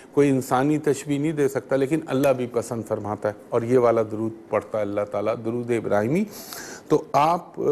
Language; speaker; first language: Urdu; native; Urdu